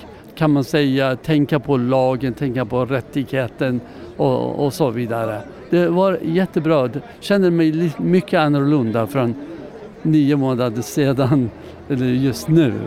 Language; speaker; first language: Swedish; non-native, learner; Persian